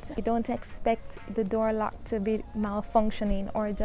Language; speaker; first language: English; native; English